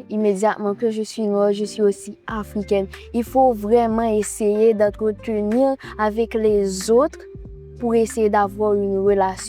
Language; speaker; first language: French; non-native, local second language; Haitian Creole